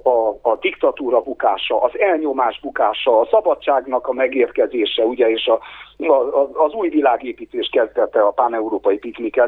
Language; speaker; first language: Hungarian; native; Hungarian